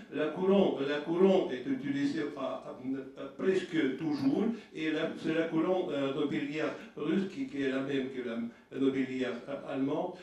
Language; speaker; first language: French; non-native, learner; Russian